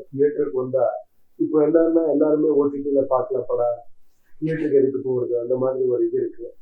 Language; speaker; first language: Tamil; non-native, learner; Kannada